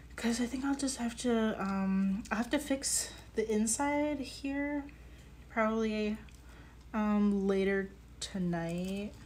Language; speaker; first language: English; native; English